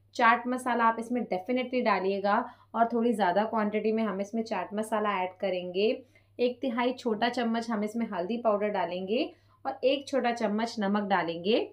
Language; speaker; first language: Hindi; non-native, local second language; Punjabi